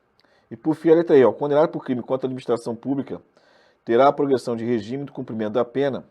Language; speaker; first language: Portuguese; native; Portuguese